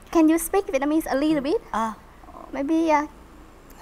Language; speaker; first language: English; non-native, learner; Vietnamese